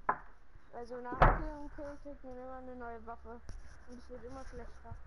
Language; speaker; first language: German; native; German